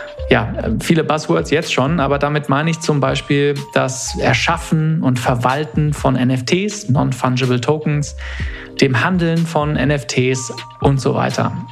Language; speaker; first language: German; native; German